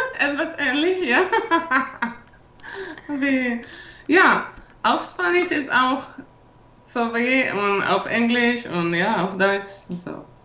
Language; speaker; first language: German; non-native, learner; Spanish